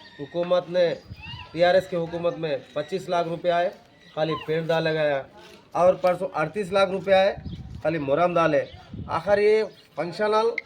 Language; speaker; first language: Hindi; native; Hindi